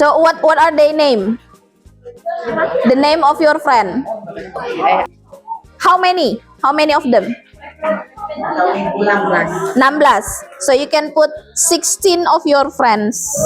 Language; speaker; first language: English; non-native, fluent; Indonesian